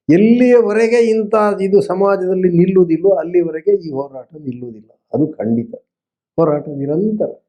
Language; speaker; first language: Kannada; non-native, local second language; Tulu